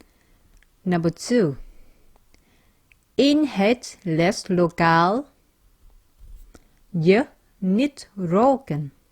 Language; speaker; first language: Dutch; non-native, fluent; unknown